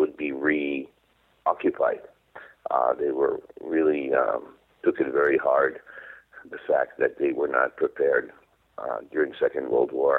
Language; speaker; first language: English; non-native, fluent; Hebrew